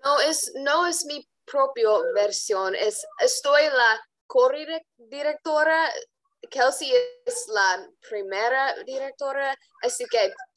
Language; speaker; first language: Spanish; non-native, learner; English